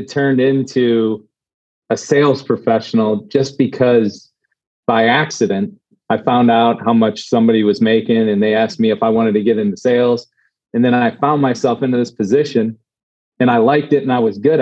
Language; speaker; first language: English; native; English